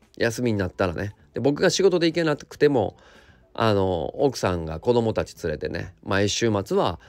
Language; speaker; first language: Japanese; native; Japanese